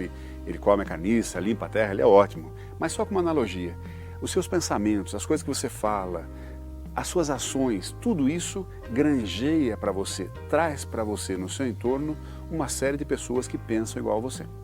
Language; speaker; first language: Portuguese; native; Portuguese